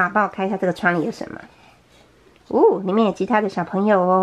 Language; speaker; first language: Chinese; native; Chinese